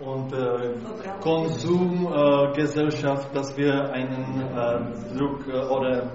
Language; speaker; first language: German; non-native, learner; Czech